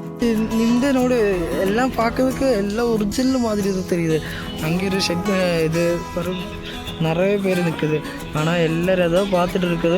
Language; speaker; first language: Tamil; non-native, learner; Malayalam